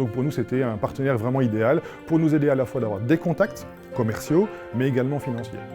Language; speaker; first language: French; native; French